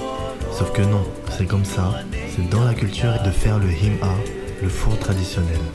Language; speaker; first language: French; native; French